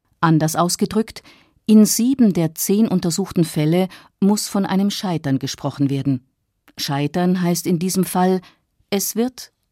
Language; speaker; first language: German; native; German